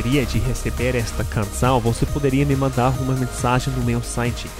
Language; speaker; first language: Portuguese; non-native, fluent; English